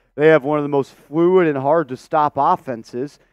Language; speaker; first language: English; native; English